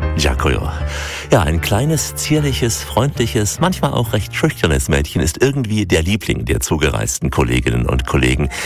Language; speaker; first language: German; native; German